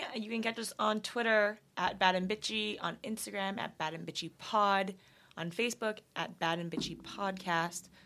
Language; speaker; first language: English; native; English